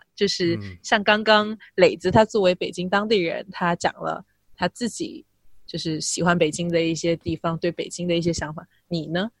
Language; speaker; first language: Chinese; non-native, local second language; Min Nan Chinese